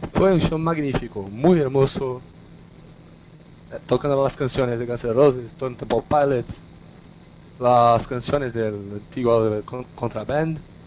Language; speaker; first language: Portuguese; non-native, learner; Spanish